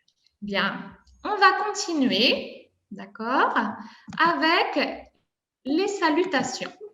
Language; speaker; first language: French; non-native, fluent; Spanish